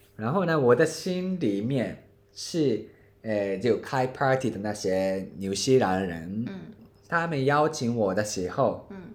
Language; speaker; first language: Chinese; non-native, fluent; Japanese